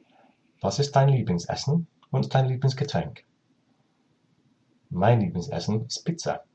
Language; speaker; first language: German; non-native, learner; English